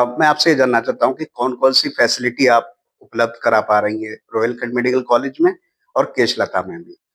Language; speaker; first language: Hindi; native; Hindi